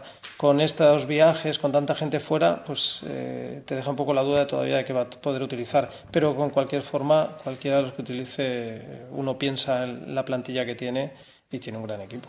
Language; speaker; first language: Spanish; native; Spanish